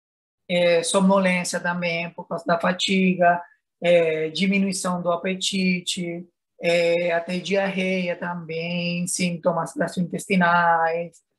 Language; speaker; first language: Portuguese; non-native, fluent; Spanish